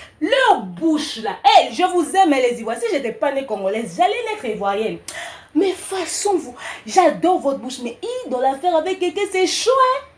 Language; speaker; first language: French; non-native, local second language; Lingala